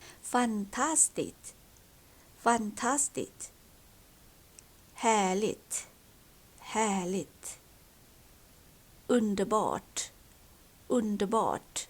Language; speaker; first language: Swedish; non-native, learner; Thai